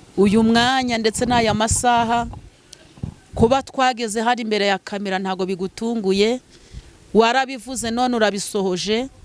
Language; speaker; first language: Kinyarwanda; native; Kinyarwanda